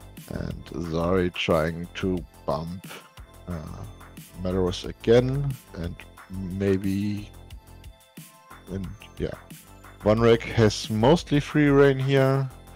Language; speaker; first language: English; non-native, fluent; German